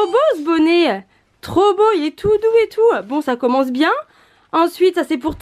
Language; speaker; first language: French; native; French